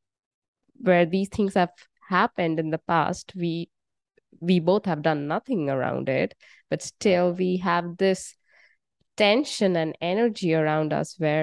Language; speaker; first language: English; non-native, local second language; Bangla